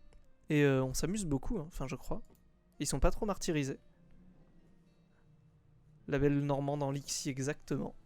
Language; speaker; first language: French; native; French